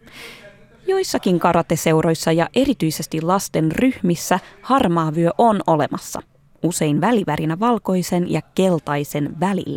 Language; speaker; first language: Finnish; native; Finnish